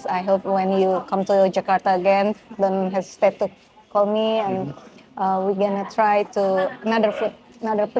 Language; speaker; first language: English; non-native, fluent; Indonesian